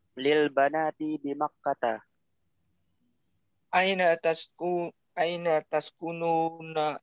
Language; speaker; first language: Arabic; non-native, learner; Indonesian